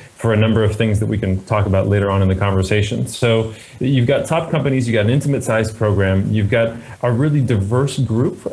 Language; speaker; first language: English; native; English